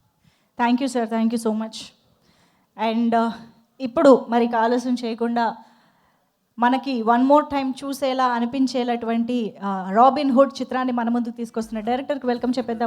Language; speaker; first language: Telugu; native; Telugu